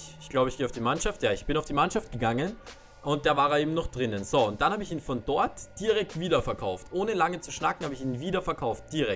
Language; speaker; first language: German; native; German